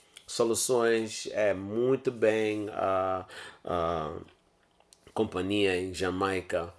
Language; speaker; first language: Portuguese; non-native, learner; English